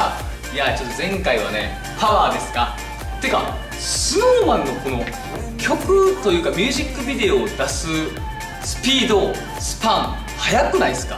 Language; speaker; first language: Japanese; native; Japanese